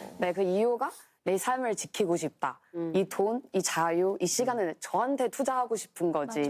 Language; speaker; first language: Korean; non-native, fluent; Chinese